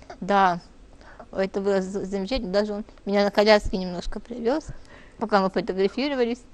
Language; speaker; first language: Russian; native; Russian